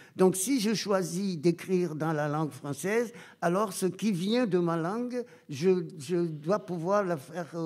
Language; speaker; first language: French; non-native, local second language; Ewe